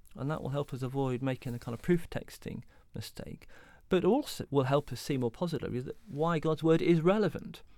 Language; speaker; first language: English; native; English